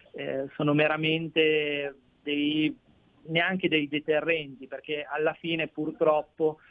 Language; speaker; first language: Italian; native; Italian